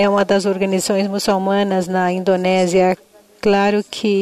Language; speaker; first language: Portuguese; non-native, fluent; Indonesian